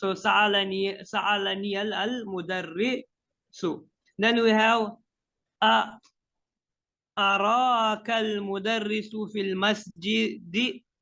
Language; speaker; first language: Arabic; non-native, fluent; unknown